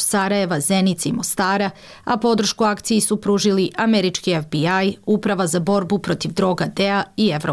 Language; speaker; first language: Serbian; native; Serbian